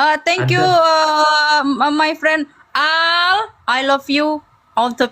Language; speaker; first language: English; non-native, learner; Indonesian